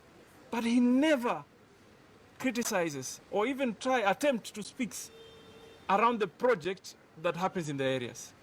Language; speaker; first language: English; non-native, local second language; Swahili